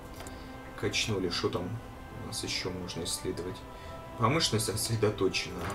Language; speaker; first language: Russian; native; Russian